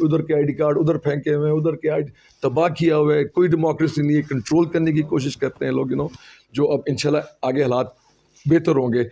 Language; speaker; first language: Urdu; non-native, local second language; Pashto